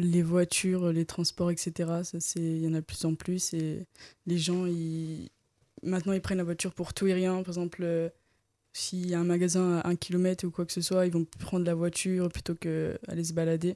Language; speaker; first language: French; native; French